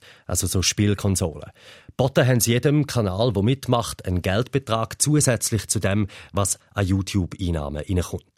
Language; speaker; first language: German; native; German